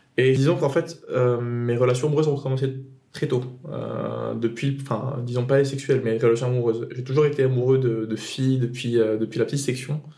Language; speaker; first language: French; non-native, local second language; Arabic